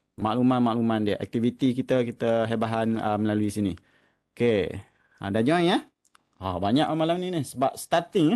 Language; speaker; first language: Malay; native; Malay